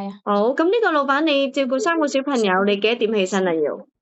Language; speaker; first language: Cantonese; native; Cantonese